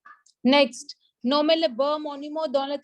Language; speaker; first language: French; non-native, fluent; Hindi